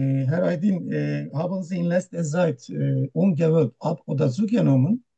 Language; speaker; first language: German; non-native, learner; Turkish